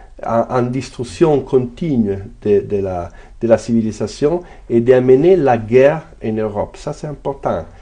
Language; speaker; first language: French; non-native, fluent; Italian